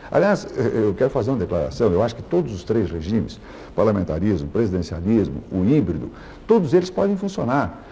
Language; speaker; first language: Portuguese; native; Portuguese